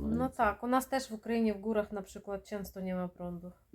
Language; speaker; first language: Polish; non-native, fluent; Ukrainian